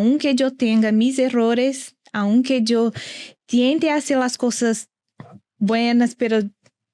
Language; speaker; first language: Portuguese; non-native, learner; Spanish